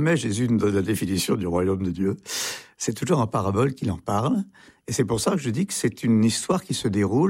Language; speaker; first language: French; native; French